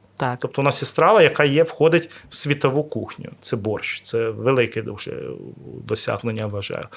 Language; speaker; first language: Ukrainian; non-native, local second language; Russian